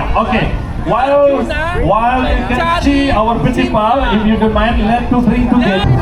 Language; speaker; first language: English; non-native, learner; Indonesian